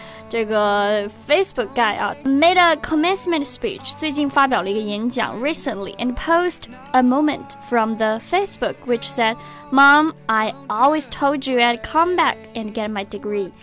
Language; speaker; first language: English; non-native, fluent; Chinese